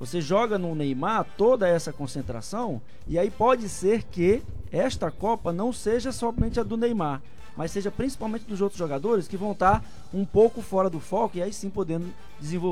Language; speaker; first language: Portuguese; native; Portuguese